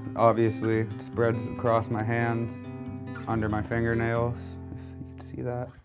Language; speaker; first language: English; native; English